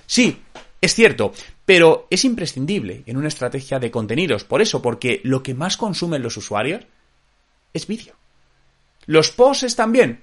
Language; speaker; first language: Spanish; native; Spanish